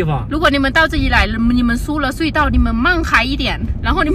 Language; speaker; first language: Chinese; non-native, fluent; Lao